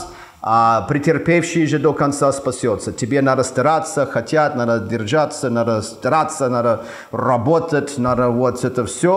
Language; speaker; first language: Russian; non-native, fluent; English